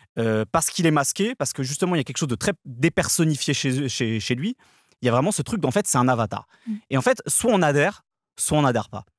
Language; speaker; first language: French; native; French